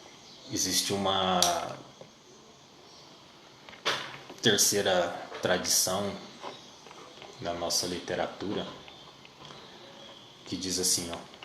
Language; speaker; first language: Portuguese; native; Portuguese